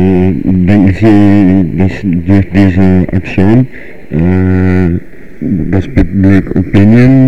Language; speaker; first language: German; non-native, learner; Dutch